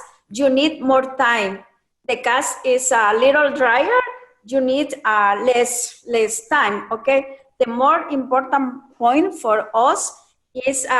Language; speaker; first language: English; non-native, learner; Spanish